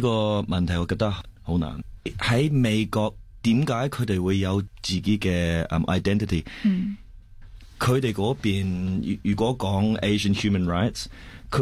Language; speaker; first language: Cantonese; non-native, fluent; Chinese